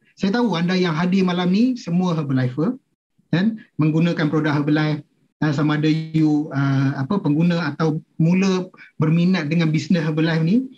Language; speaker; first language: Malay; native; Malay